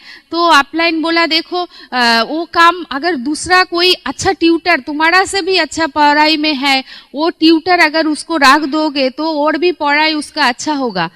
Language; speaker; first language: Hindi; non-native, local second language; Bangla